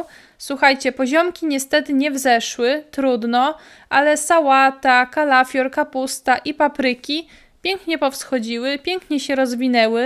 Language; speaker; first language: Polish; native; Polish